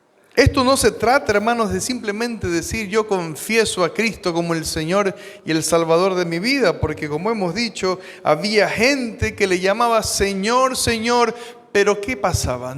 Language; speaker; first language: Spanish; native; Spanish